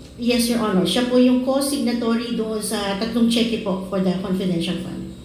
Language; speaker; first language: Filipino; native; Filipino